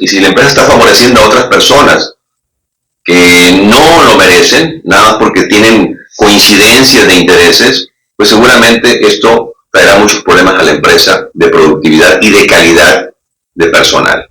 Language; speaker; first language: Spanish; native; Spanish